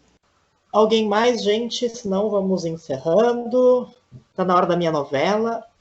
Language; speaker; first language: Portuguese; native; Portuguese